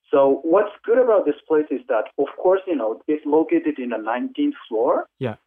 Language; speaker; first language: English; non-native, fluent; Japanese